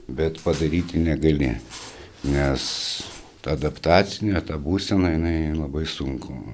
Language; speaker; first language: Lithuanian; native; Lithuanian